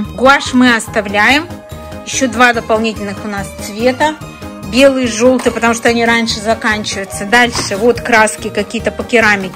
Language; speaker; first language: Russian; native; Russian